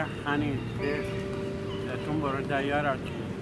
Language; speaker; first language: Turkish; non-native, learner; Turkmen